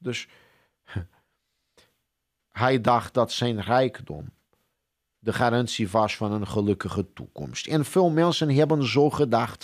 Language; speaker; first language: Dutch; non-native, fluent; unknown